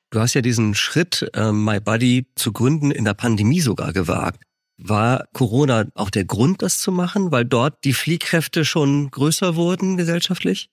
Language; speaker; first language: German; native; German